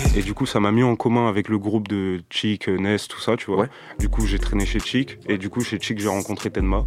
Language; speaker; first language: French; early bilingual, other home language; Romanian